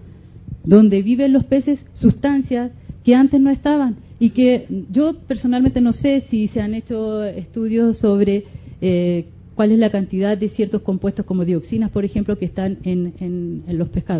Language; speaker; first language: Spanish; native; Spanish